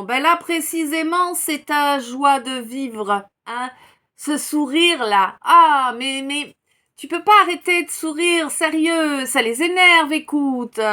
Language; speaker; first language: French; native; French